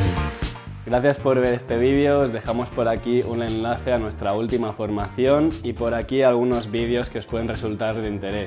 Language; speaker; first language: Spanish; native; Spanish